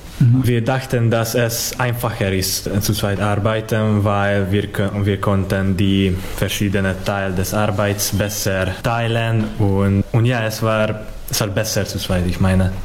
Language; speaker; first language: German; non-native, fluent; Hungarian